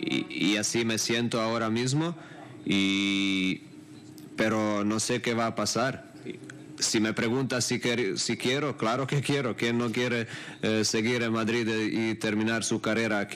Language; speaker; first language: Spanish; non-native, fluent; Croatian